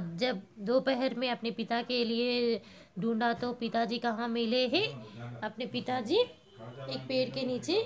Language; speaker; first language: Hindi; non-native, local second language; Telugu